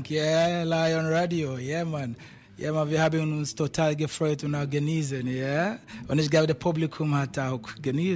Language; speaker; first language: German; non-native, fluent; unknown